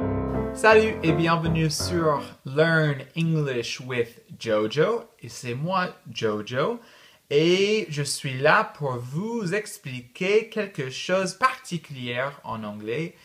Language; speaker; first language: French; non-native, fluent; English